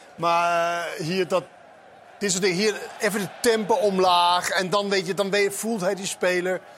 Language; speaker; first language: Dutch; non-native, fluent; Danish